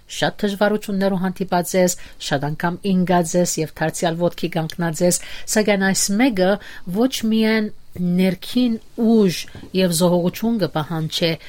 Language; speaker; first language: Armenian; early bilingual, heritage; Armenian